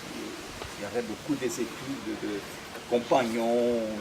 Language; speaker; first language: French; non-native, fluent; Portuguese